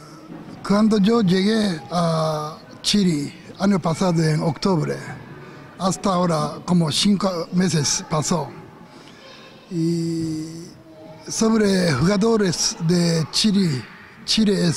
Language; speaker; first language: Spanish; non-native, learner; Japanese